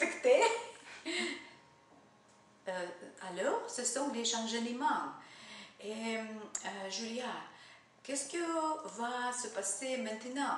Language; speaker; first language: French; non-native, learner; Russian